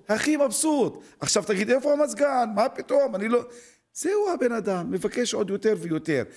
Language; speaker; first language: Hebrew; non-native, local second language; Arabic